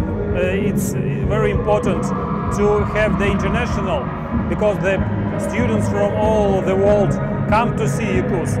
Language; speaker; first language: English; non-native, learner; Russian